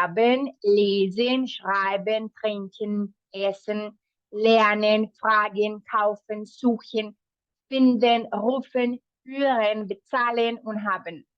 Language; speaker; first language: German; non-native, fluent; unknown